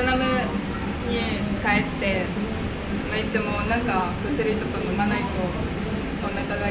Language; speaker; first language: Japanese; non-native, fluent; Vietnamese